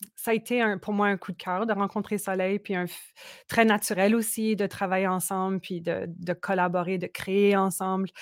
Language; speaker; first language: French; native; French